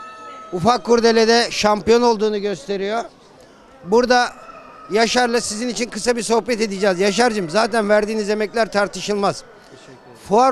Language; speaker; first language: Turkish; native; Turkish